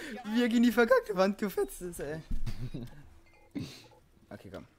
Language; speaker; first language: German; native; German